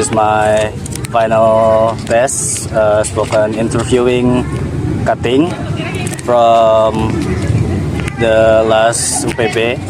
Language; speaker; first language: English; non-native, learner; Indonesian